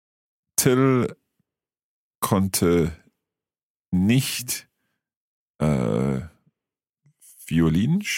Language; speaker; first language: German; non-native, learner; English